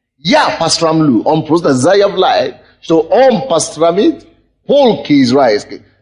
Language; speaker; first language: Russian; non-native, fluent; Yoruba